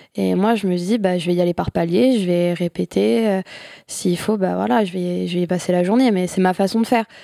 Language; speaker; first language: French; native; French